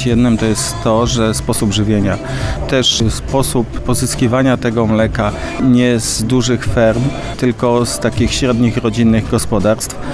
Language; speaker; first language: Polish; native; Polish